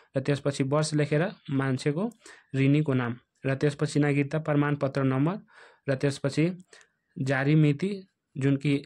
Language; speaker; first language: Nepali; non-native, local second language; Bhojpuri